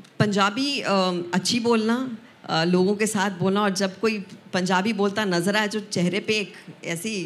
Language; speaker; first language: Hindi; non-native, local second language; Punjabi